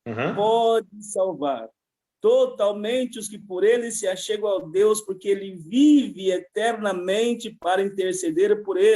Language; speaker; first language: Portuguese; native; Portuguese